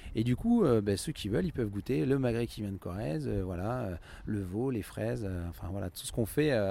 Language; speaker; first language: French; native; French